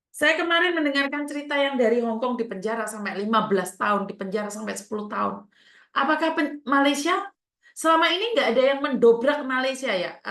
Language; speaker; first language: Indonesian; native; Indonesian